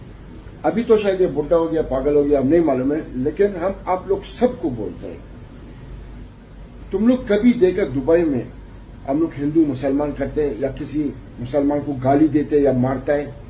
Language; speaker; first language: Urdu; non-native, learner; Arabic